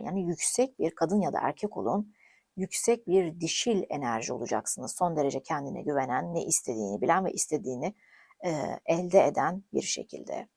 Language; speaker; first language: Turkish; native; Turkish